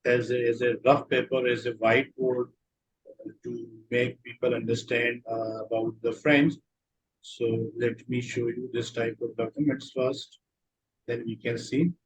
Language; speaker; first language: English; non-native, local second language; Urdu